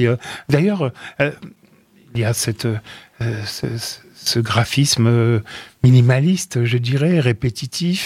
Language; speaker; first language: French; native; French